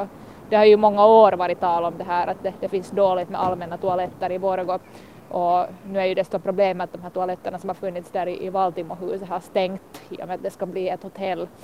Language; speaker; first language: Swedish; native; Swedish